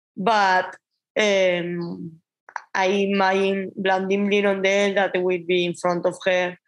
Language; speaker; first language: English; non-native, learner; Spanish